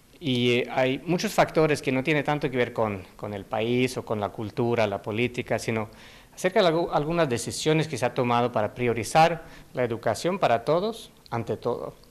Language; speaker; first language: Spanish; non-native, fluent; Finnish